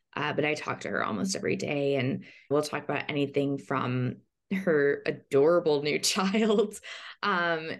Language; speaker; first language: English; native; English